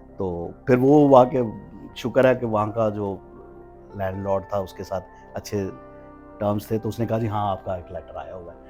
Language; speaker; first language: Urdu; non-native, local second language; Punjabi